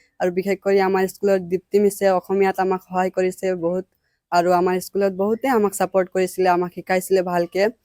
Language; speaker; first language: Assamese; native; Assamese